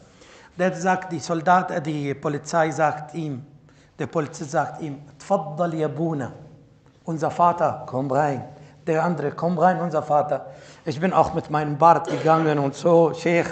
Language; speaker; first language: German; non-native, fluent; Arabic